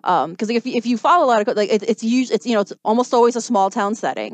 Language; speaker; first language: English; native; English